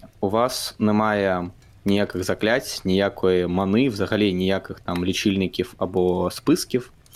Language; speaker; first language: Ukrainian; non-native, local second language; Russian